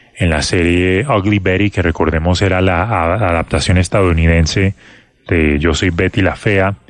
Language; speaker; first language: Spanish; native; Spanish